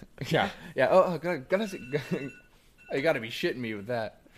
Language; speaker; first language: English; native; English